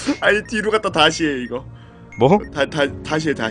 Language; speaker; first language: Korean; native; Korean